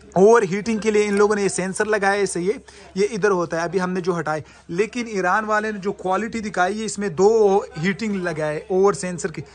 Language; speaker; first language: Urdu; non-native, local second language; Pashto